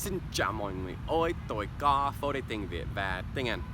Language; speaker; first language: Vietnamese; non-native, learner; English